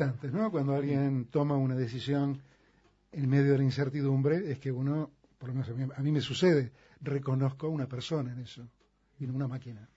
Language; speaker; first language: Spanish; native; Spanish